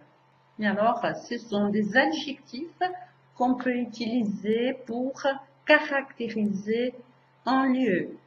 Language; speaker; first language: French; non-native, fluent; Portuguese